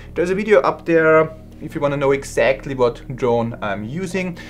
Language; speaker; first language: English; non-native, fluent; German